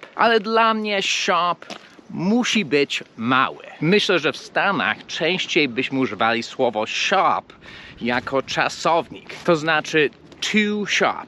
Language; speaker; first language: Polish; non-native, fluent; English